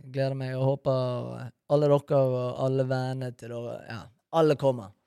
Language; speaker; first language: Norwegian; early bilingual, other home language; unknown